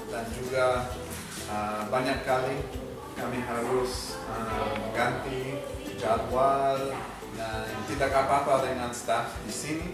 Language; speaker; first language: Indonesian; non-native, learner; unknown